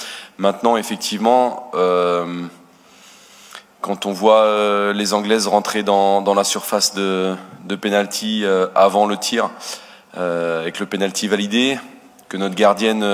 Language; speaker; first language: French; native; French